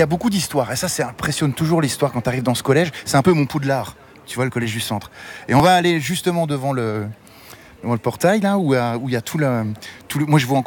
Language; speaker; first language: French; native; French